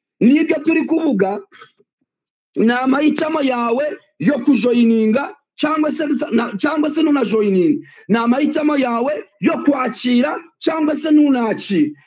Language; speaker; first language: Kinyarwanda; native; Kinyarwanda